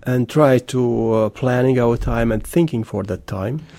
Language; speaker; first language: English; non-native, fluent; Latvian